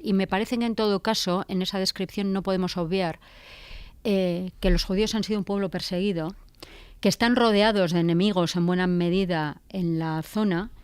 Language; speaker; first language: Spanish; native; Spanish